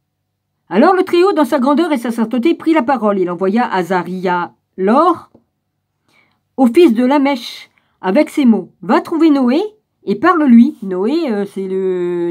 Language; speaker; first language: French; native; French